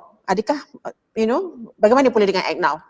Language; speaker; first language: Malay; native; Malay